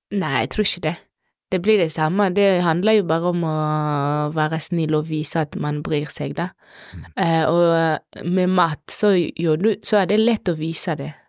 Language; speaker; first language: Norwegian; non-native, fluent; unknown